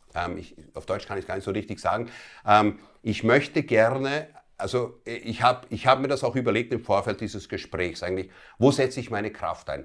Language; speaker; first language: German; early bilingual, other home language; Italian